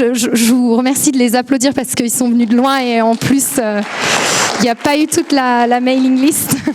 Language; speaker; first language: French; native; French